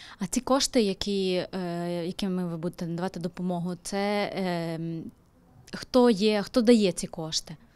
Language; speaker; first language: Ukrainian; native; Ukrainian